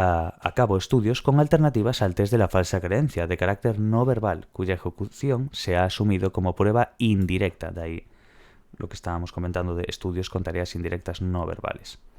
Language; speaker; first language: Spanish; native; Spanish